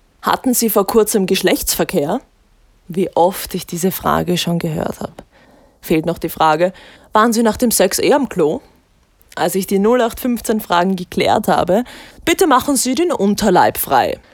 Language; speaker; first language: German; native; German